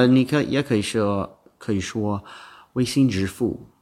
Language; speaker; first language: Chinese; non-native, learner; English